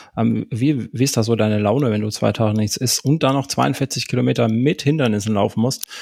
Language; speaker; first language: German; native; German